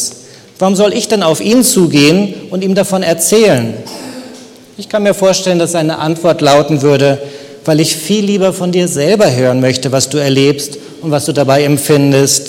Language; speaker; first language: German; native; German